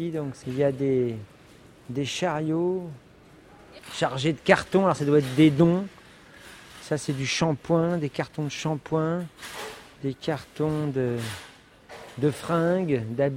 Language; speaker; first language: French; non-native, learner; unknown